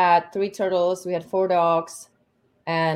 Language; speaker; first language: English; non-native, fluent; Czech